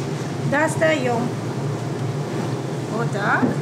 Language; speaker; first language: Russian; non-native, fluent; Georgian